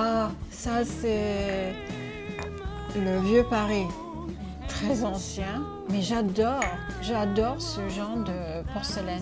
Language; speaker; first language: French; non-native, fluent; English